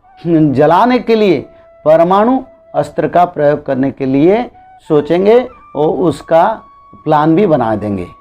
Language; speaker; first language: Hindi; non-native, local second language; Odia